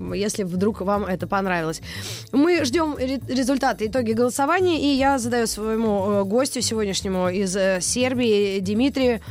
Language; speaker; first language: Russian; native; Russian